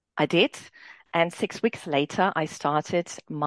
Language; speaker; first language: English; non-native, fluent; German